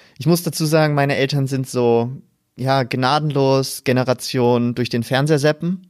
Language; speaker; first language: German; native; German